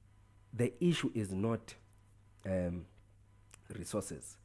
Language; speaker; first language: English; non-native, local second language; Tsonga